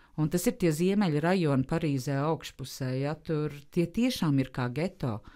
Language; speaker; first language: Latvian; native; Latvian